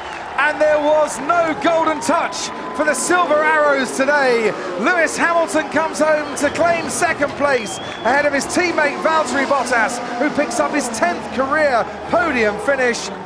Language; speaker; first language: English; native; English